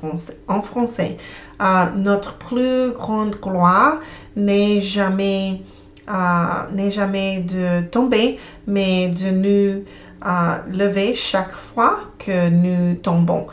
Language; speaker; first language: French; non-native, learner; English